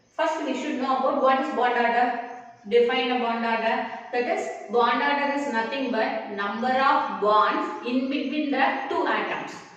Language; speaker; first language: English; non-native, local second language; Tamil